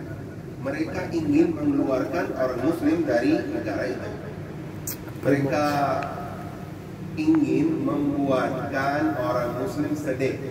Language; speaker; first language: Indonesian; non-native, fluent; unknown